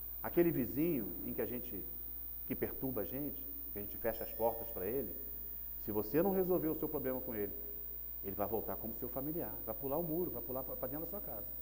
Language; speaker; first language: Portuguese; native; Portuguese